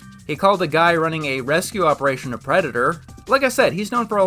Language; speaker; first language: English; native; English